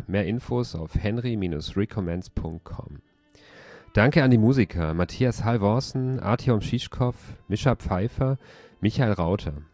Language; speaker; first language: German; native; German